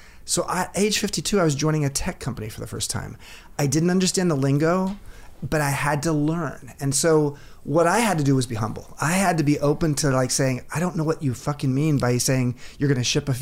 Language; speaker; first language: English; native; English